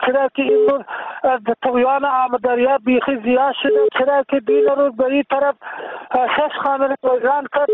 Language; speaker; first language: Persian; non-native, local second language; Turkmen